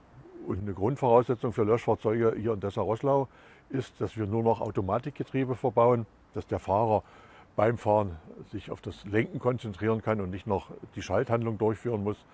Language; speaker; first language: German; native; German